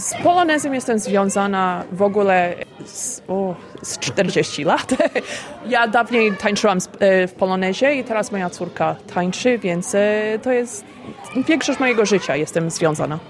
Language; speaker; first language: Polish; early bilingual, heritage; Polish